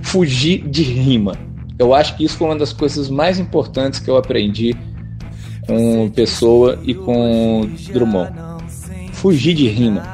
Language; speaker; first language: Portuguese; native; Portuguese